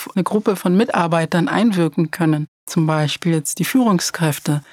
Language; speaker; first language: German; early bilingual, other home language; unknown